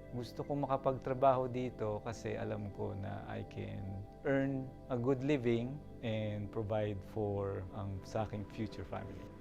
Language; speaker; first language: Filipino; native; Filipino